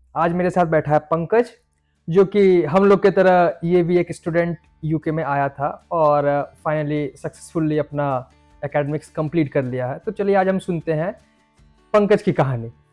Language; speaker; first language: Hindi; native; Hindi